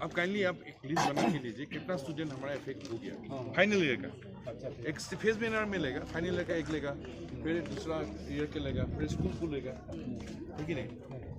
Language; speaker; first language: Hindi; non-native, local second language; Assamese